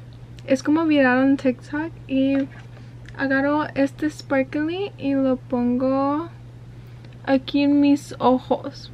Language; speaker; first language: Spanish; early bilingual, heritage; Spanish